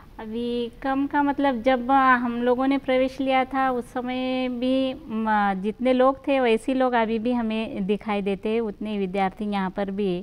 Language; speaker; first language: Hindi; non-native, local second language; Marathi